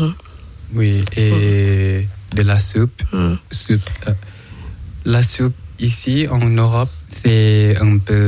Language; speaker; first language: French; non-native, learner; Thai